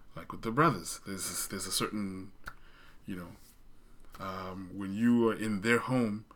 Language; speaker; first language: English; non-native, local second language; Shona